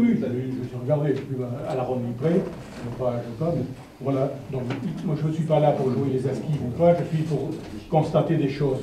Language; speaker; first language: French; native; French